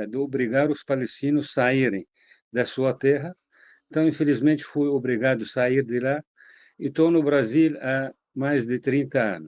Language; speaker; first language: Portuguese; non-native, fluent; Arabic